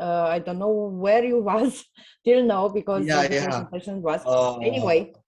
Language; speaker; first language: English; non-native, fluent; Romanian